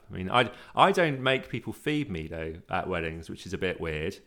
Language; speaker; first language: English; native; English